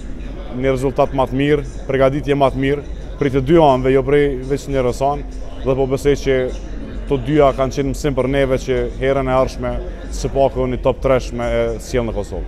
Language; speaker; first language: Albanian; native; Albanian